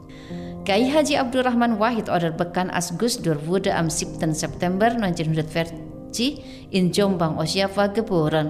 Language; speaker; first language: German; non-native, fluent; Indonesian